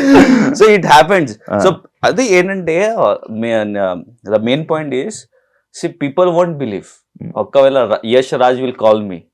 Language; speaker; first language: Telugu; non-native, learner; Hindi